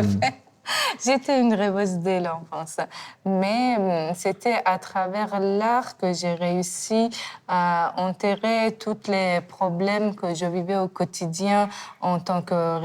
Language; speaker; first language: French; non-native, fluent; Persian